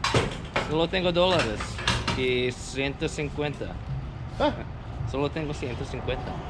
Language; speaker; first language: Spanish; non-native, learner; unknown